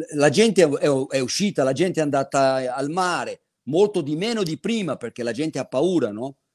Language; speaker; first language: Italian; non-native, fluent; Portuguese